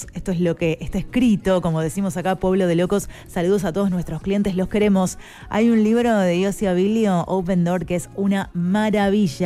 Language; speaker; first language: Spanish; native; Spanish